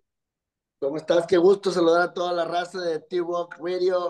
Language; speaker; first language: Spanish; native; Spanish